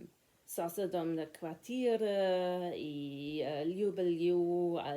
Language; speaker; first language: Russian; non-native, learner; German